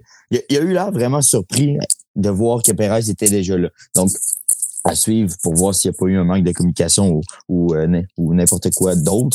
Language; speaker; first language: French; native; French